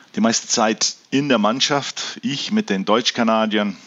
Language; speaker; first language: German; early bilingual, heritage; German